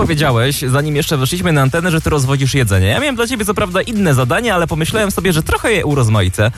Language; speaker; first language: Polish; native; Polish